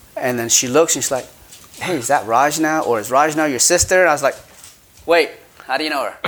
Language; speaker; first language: English; early bilingual, other home language; Khmer